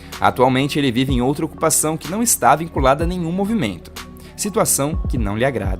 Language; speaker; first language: Portuguese; native; Portuguese